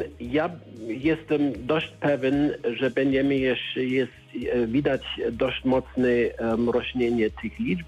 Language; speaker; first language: Polish; non-native, learner; German